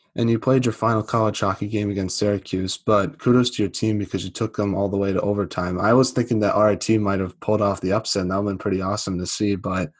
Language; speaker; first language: English; native; English